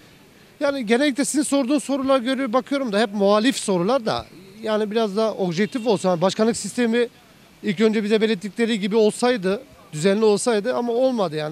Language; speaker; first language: Turkish; native; Turkish